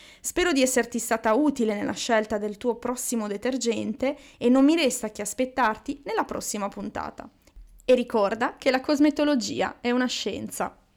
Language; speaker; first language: Italian; native; Italian